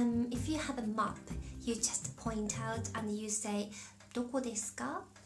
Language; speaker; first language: English; non-native, fluent; Japanese